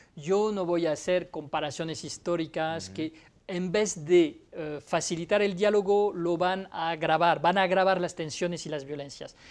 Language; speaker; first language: Spanish; non-native, fluent; French